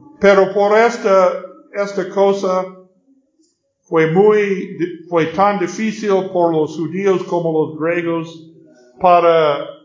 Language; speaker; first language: Spanish; non-native, learner; English